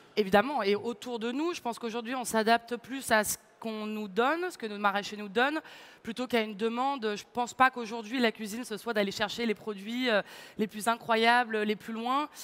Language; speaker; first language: French; native; French